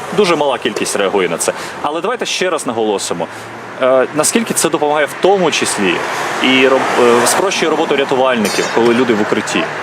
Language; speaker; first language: Ukrainian; native; Ukrainian